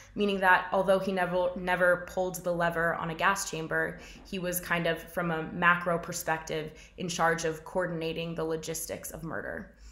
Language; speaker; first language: English; native; English